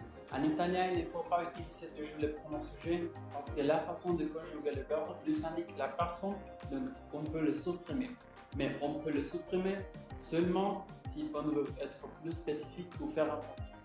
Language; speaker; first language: French; non-native, learner; Spanish